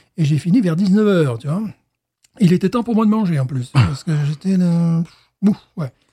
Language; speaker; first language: French; native; French